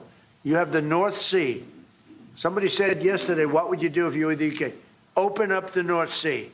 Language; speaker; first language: English; native; English